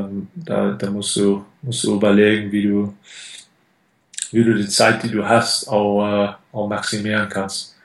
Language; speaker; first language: German; non-native, fluent; English